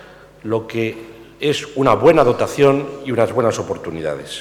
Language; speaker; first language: Spanish; native; Spanish